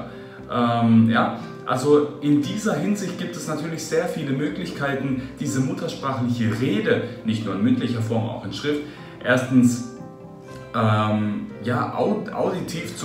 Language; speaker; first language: German; early bilingual, other home language; Russian